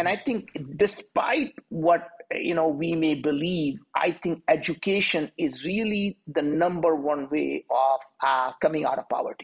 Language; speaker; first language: English; non-native, local second language; Hindi